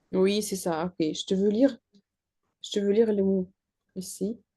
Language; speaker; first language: French; non-native, learner; Arabic